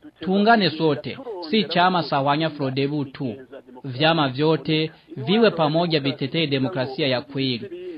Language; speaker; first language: Swahili; non-native, local second language; Rundi